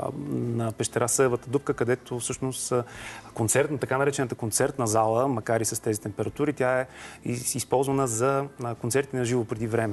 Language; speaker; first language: Bulgarian; native; Bulgarian